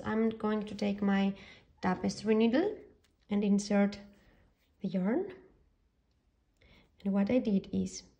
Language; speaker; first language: English; non-native, fluent; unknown